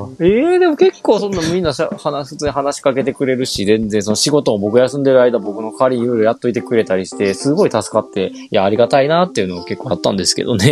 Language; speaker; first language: Japanese; native; Japanese